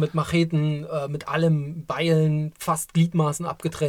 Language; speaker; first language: German; native; German